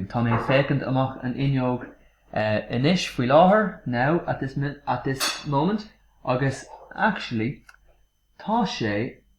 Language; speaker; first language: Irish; non-native, local second language; English